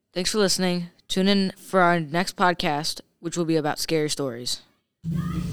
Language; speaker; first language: English; native; English